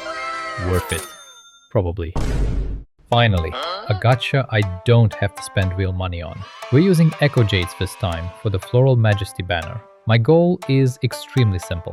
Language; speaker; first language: English; native; English